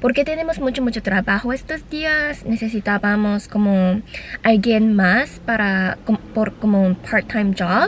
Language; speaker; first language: Spanish; non-native, learner; Korean